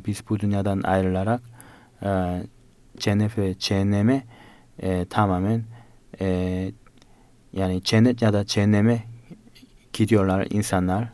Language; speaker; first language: Turkish; non-native, fluent; Korean